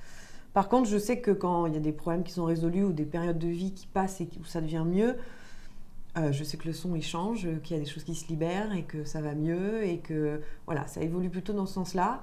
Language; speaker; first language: French; native; French